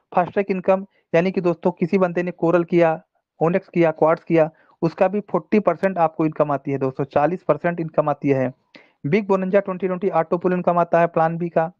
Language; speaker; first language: Hindi; non-native, local second language; Telugu